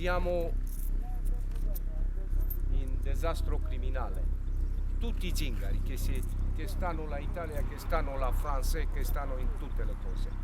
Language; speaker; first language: Italian; non-native, learner; Romanian